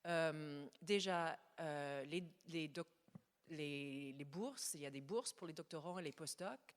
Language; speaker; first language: French; non-native, fluent; English